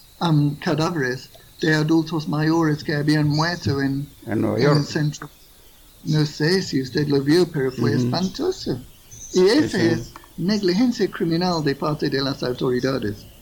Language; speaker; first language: Spanish; non-native, fluent; English